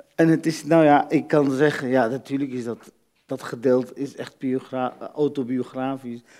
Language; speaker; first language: Dutch; early bilingual, other home language; Arabic